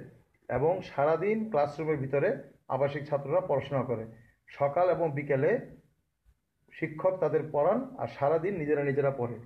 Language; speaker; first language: Bangla; native; Bangla